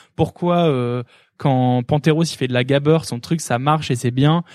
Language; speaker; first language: French; native; French